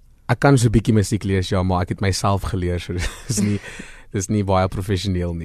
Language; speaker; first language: Afrikaans; non-native, local second language; Southern Sotho